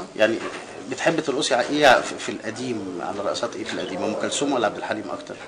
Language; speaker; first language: Arabic; native; Arabic